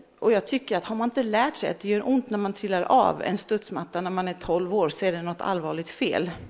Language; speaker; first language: Swedish; early bilingual, other home language; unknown